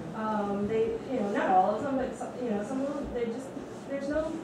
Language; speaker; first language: English; native; English